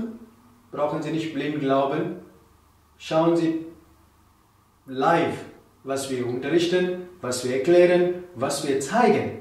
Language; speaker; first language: German; non-native, learner; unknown